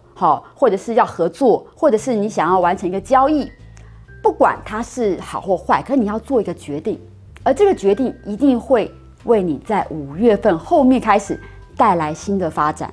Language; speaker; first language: Chinese; native; Chinese